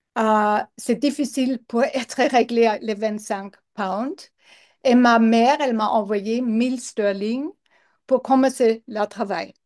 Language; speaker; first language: French; non-native, learner; English